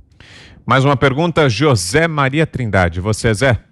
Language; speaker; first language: Portuguese; native; Portuguese